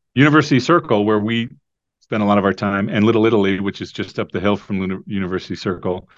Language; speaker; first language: English; native; English